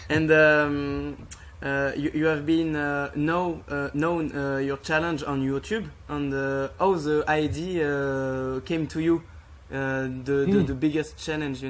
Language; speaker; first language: English; non-native, learner; French